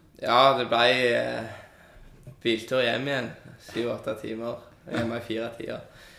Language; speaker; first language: Norwegian; native; Norwegian